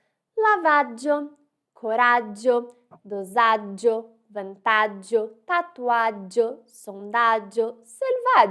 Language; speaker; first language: Italian; non-native, fluent; Portuguese